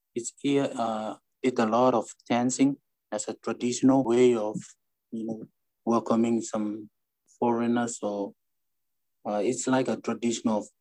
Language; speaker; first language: English; non-native, fluent; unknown